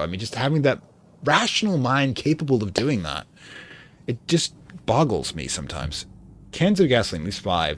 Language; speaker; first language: English; native; English